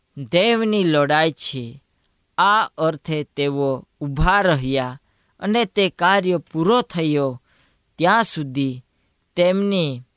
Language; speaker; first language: Gujarati; non-native, local second language; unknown